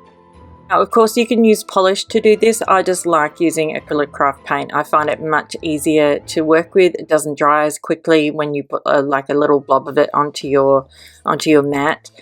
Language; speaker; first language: English; native; English